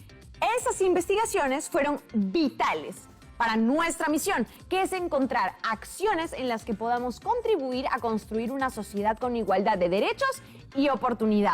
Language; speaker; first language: Spanish; native; Spanish